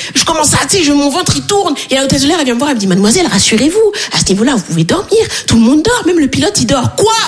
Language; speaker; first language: French; native; French